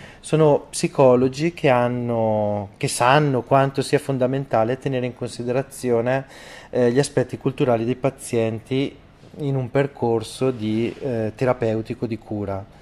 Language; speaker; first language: Italian; native; Italian